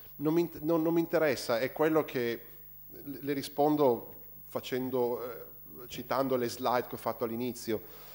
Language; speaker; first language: Italian; native; Italian